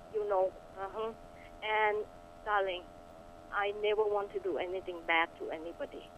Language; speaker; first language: English; non-native, fluent; Thai